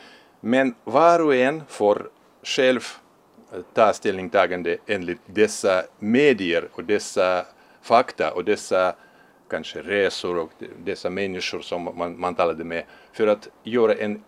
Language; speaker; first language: Swedish; non-native, fluent; Russian